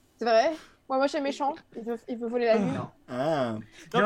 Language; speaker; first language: French; native; French